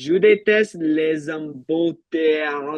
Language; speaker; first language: French; non-native, learner; English